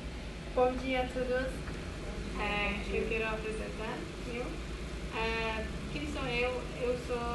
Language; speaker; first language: Portuguese; non-native, learner; Persian